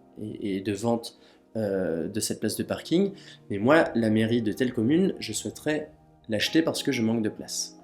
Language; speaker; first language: French; native; French